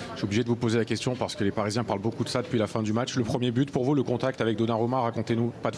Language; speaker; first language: French; native; French